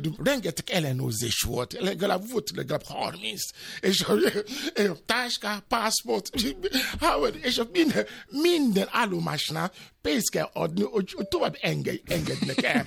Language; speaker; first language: Hungarian; non-native, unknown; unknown